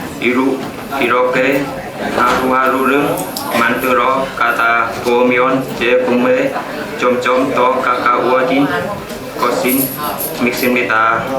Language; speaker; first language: Korean; non-native, learner; Vietnamese